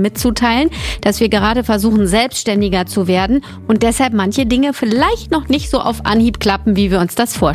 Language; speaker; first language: German; native; German